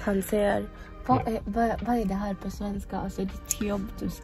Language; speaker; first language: Swedish; non-native, fluent; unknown